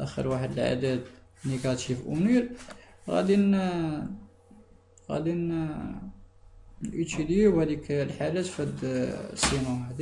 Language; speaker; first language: Arabic; native; Arabic